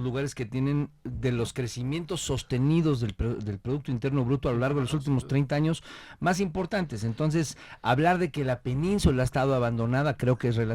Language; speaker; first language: Spanish; native; Spanish